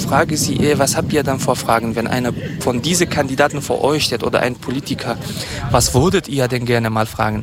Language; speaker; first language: German; non-native, fluent; Kurdish